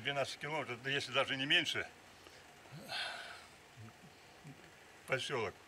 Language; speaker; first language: Russian; native; Russian